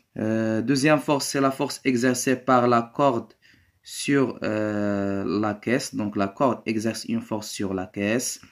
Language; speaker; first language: French; non-native, local second language; Arabic